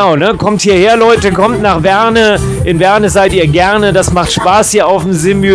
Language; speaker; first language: German; native; German